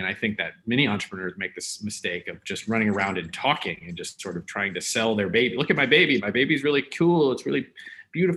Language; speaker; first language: English; native; English